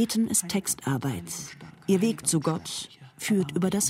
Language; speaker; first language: German; native; German